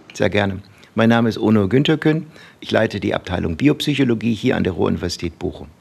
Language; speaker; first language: German; early bilingual, other home language; Turkish